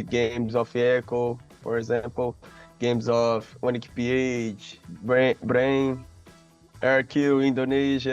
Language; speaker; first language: English; non-native, learner; Portuguese